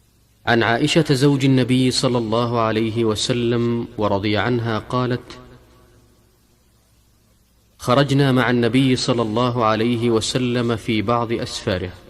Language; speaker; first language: Arabic; native; Arabic